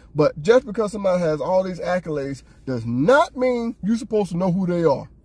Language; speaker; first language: English; native; English